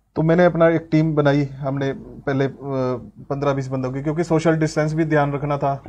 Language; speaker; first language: Hindi; native; Hindi